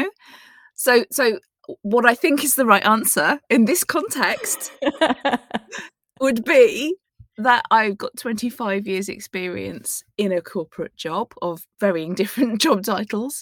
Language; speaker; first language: English; native; English